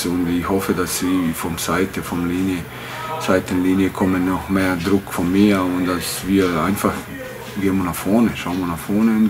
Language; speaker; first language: German; non-native, fluent; Bosnian